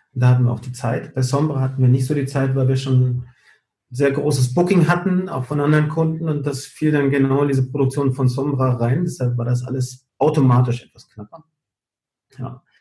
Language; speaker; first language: German; early bilingual, heritage; German